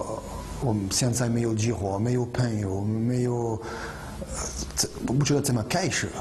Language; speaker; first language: Chinese; non-native, learner; French